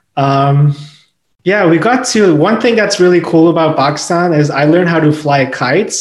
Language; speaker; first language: English; non-native, local second language; Urdu